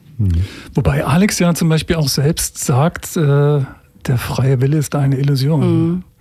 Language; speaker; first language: German; native; German